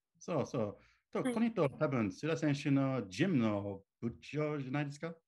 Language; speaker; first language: Japanese; non-native, learner; English